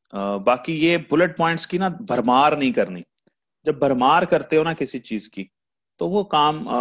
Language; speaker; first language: Urdu; non-native, local second language; Punjabi